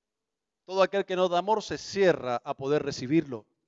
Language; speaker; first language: Spanish; native; Spanish